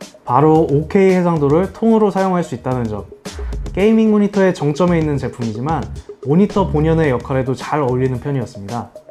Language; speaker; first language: Korean; native; Korean